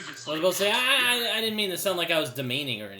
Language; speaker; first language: English; native; English